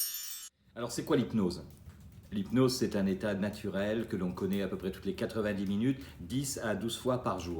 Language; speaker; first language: French; native; French